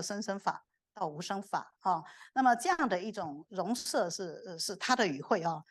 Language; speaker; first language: Chinese; native; Chinese